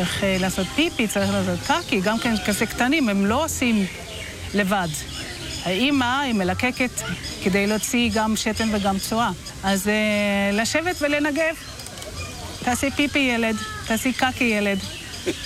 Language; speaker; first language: Hebrew; non-native, fluent; Norwegian